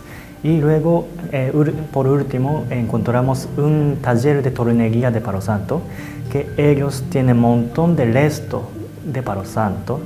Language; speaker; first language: Spanish; non-native, learner; Japanese